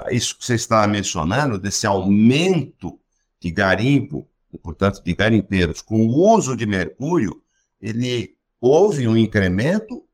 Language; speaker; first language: Portuguese; native; Portuguese